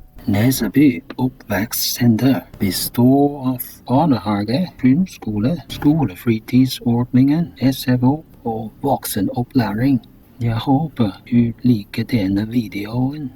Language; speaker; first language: Norwegian; non-native, learner; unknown